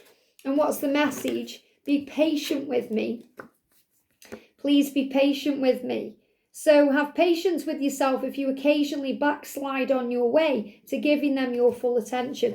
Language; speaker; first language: English; native; English